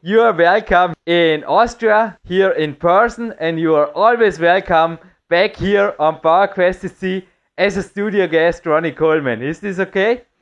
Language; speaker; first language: English; non-native, fluent; German